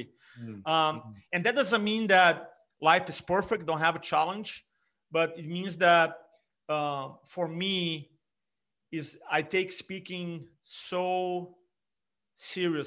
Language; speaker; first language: English; non-native, fluent; Portuguese